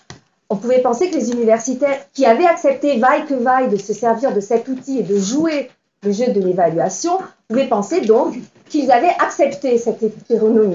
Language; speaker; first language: French; native; French